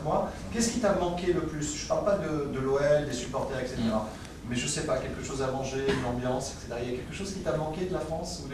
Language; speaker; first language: French; native; French